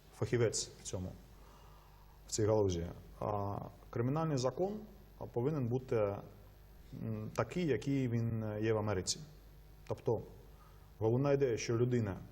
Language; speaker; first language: Ukrainian; non-native, fluent; Russian